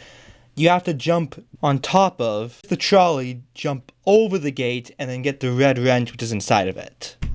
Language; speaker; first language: English; native; English